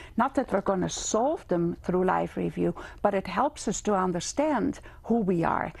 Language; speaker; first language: English; non-native, fluent; Dutch